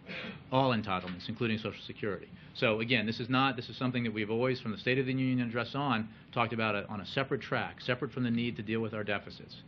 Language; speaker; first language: English; native; English